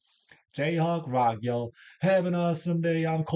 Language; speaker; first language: English; non-native, learner; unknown